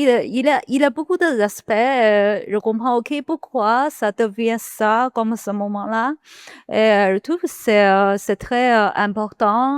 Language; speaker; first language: French; non-native, learner; Chinese